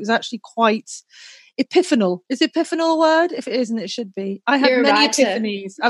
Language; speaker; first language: English; native; English